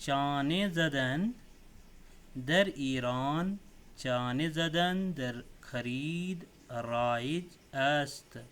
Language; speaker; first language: Persian; non-native, fluent; Urdu